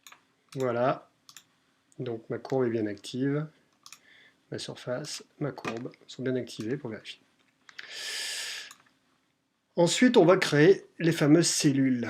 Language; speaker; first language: French; native; French